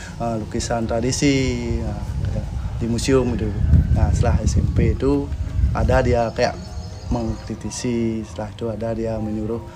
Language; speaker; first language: Indonesian; non-native, local second language; Balinese